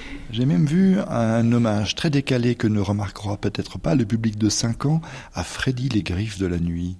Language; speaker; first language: French; native; French